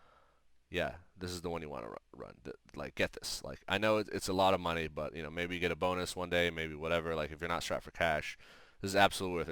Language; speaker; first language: English; native; English